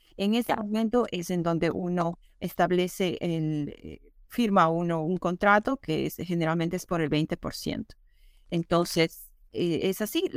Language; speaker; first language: Spanish; native; Spanish